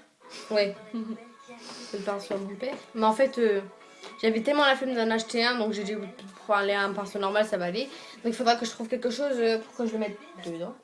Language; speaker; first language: French; native; French